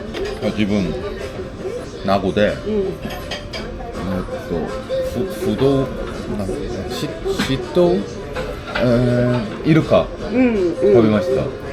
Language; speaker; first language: Japanese; non-native, fluent; Korean